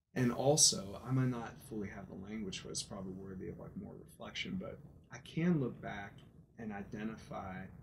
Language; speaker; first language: English; native; English